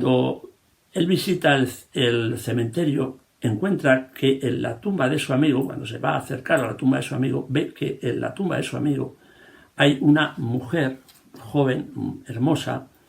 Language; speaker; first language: Spanish; native; Spanish